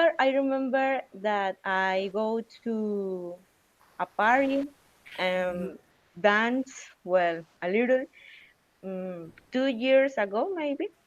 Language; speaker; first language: English; non-native, learner; Spanish